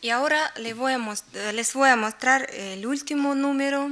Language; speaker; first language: Spanish; non-native, learner; Russian